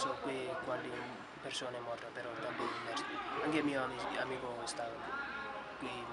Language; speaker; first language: Italian; non-native, learner; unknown